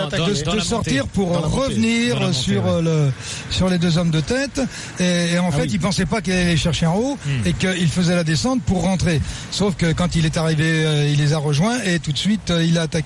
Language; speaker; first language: French; native; French